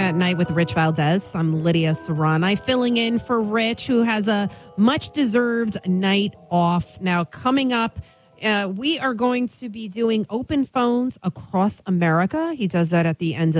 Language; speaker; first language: English; early bilingual, other home language; Albanian